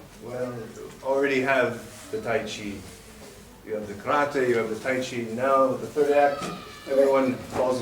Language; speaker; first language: English; non-native, learner; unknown